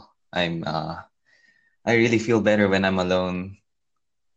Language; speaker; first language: English; non-native, local second language; Filipino